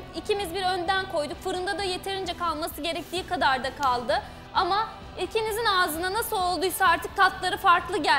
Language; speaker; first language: Turkish; native; Turkish